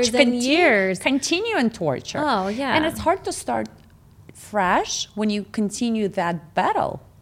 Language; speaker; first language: English; non-native, fluent; Russian